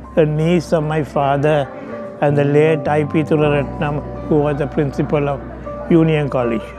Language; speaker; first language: English; non-native, local second language; Tamil